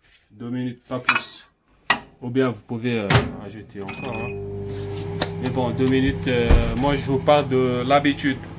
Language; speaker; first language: French; non-native, local second language; Arabic